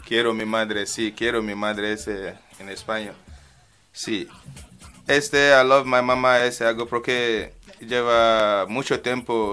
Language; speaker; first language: Spanish; non-native, learner; English